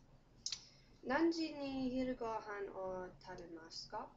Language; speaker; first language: Japanese; non-native, learner; English